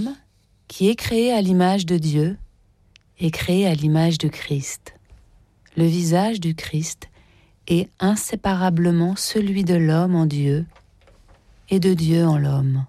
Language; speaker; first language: French; native; French